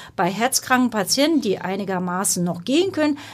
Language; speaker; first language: German; non-native, fluent; Turkish